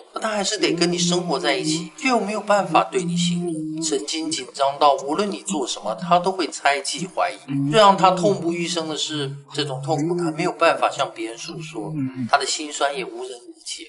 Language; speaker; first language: Chinese; native; Chinese